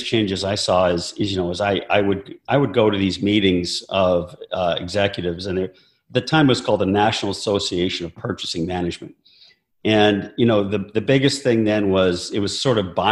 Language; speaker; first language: English; native; English